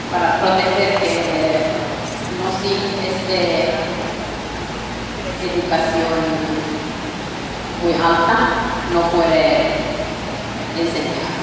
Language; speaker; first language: Spanish; non-native, learner; Finnish